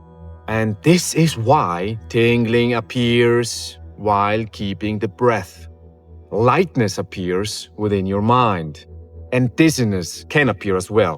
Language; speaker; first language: English; non-native, fluent; Polish